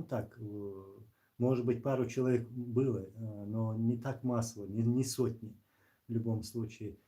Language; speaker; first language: Russian; non-native, local second language; Chechen